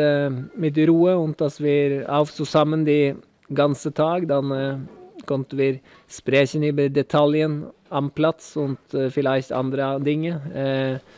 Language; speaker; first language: German; non-native, learner; Norwegian